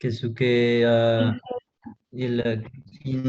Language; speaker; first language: French; non-native, learner; Spanish